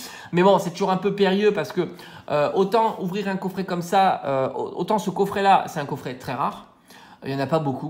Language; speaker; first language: French; native; French